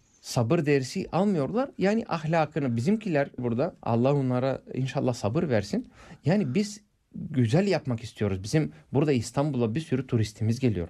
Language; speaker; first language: Turkish; non-native, fluent; English